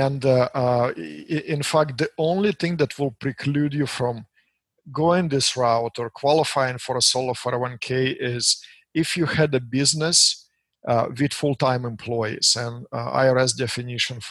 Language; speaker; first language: English; non-native, fluent; Russian